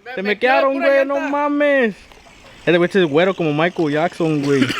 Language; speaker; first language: Spanish; early bilingual, heritage; Spanish